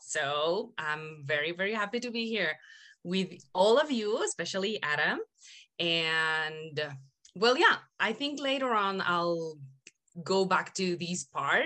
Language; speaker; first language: English; non-native, fluent; Spanish